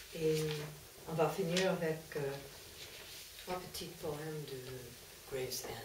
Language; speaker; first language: French; non-native, fluent; English